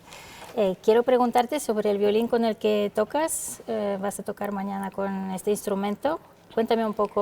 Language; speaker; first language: Spanish; native; Spanish